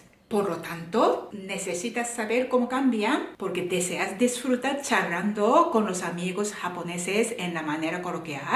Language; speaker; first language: Spanish; non-native, fluent; Japanese